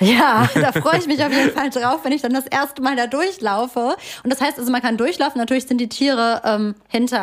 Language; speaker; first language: German; native; German